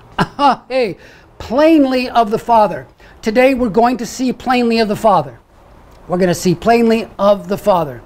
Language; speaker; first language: English; native; English